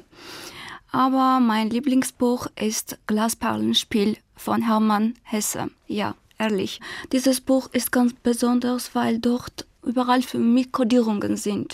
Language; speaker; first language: German; non-native, fluent; Armenian